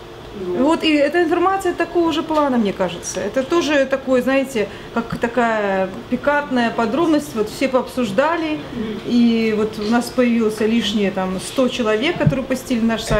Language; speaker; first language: Russian; non-native, fluent; Slovenian